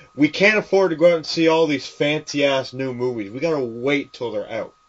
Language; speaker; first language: English; native; English